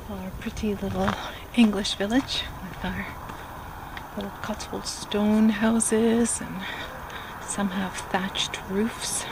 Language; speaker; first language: English; native; English